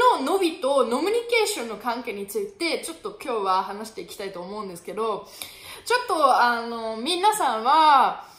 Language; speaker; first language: Japanese; non-native, fluent; German